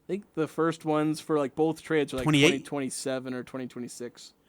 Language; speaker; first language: English; native; English